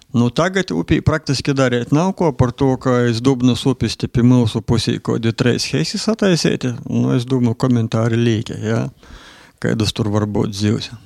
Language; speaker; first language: Latvian; native; Latvian